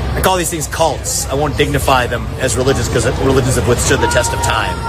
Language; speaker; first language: English; early bilingual, other home language; Hindi